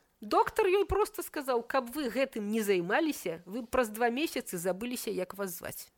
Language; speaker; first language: Belarusian; native; Belarusian